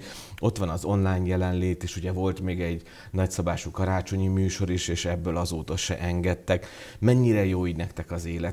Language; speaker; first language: Hungarian; native; Hungarian